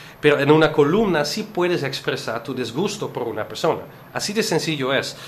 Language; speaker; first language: Spanish; non-native, fluent; Dutch